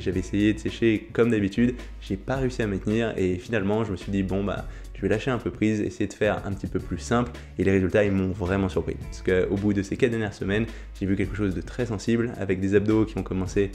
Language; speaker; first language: French; native; French